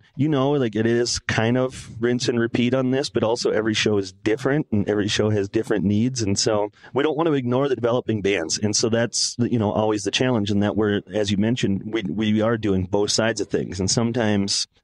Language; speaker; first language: English; native; English